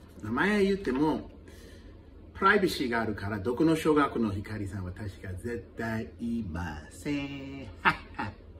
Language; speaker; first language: Japanese; non-native, fluent; English